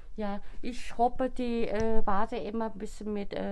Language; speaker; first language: German; non-native, learner; Korean